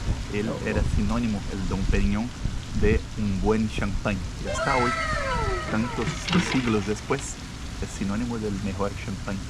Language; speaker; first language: Spanish; non-native, fluent; Portuguese